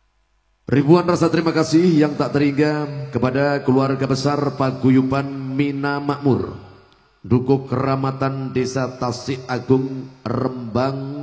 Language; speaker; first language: Indonesian; non-native, local second language; Javanese